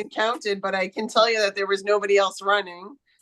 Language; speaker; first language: English; native; English